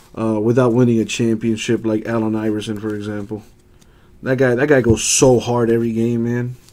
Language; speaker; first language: English; native; English